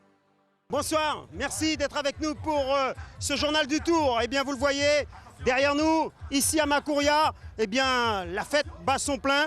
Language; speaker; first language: French; native; French